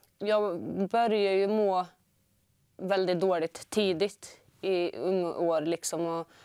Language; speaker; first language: Swedish; native; Swedish